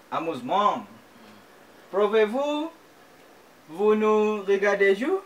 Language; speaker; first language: French; non-native, learner; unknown